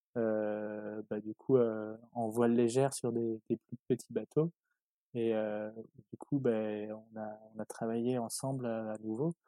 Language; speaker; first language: French; native; French